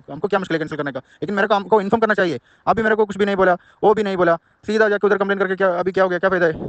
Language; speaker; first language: Hindi; non-native, learner; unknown